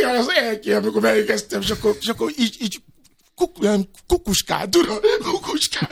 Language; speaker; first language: Hungarian; non-native, fluent; Yoruba